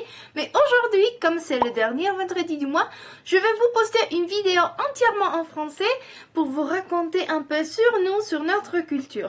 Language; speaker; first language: French; non-native, fluent; Spanish